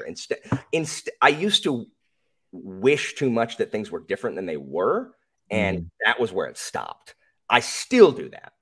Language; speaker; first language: English; native; English